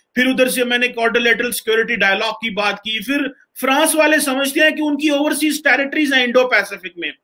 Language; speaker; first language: Urdu; non-native, local second language; Punjabi